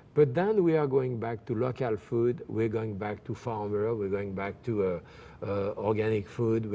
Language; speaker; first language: English; non-native, fluent; French